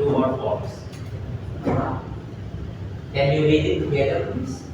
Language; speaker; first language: English; non-native, fluent; Indonesian